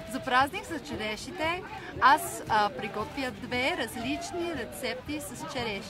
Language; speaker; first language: Bulgarian; non-native, learner; English